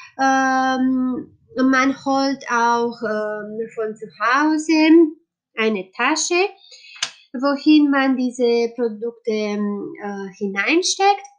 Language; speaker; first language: German; non-native, learner; Romanian